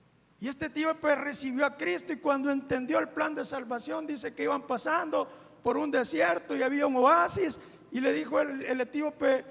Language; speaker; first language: Spanish; native; Spanish